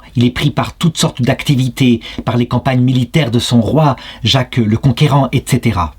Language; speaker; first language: French; native; French